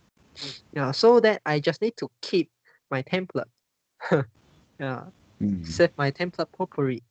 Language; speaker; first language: English; non-native, fluent; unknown